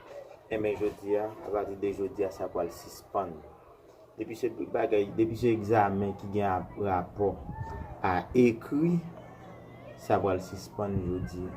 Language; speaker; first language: French; non-native, learner; Haitian Creole